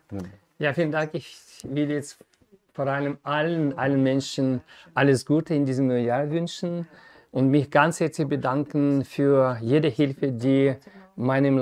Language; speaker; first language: German; non-native, fluent; Ukrainian